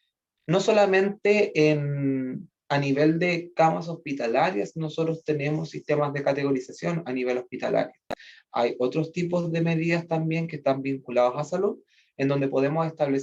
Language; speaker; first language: Spanish; native; Spanish